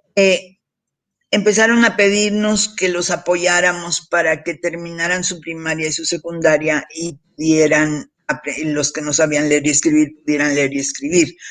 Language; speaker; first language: Spanish; early bilingual, heritage; Spanish